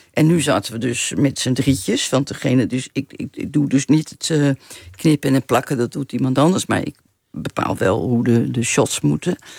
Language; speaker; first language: Dutch; native; Dutch